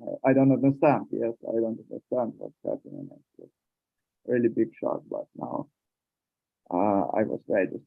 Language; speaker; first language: English; non-native, learner; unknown